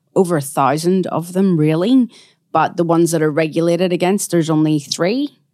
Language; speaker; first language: English; native; English